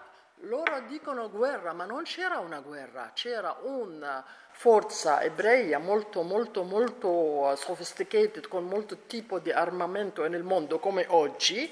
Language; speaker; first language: Italian; non-native, learner; Arabic